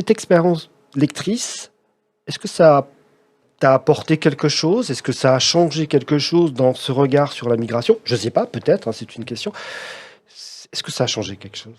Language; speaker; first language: French; native; French